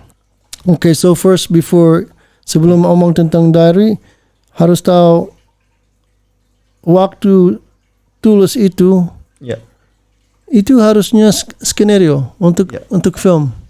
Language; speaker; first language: Indonesian; early bilingual, heritage; English